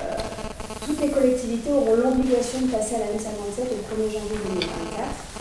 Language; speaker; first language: French; native; French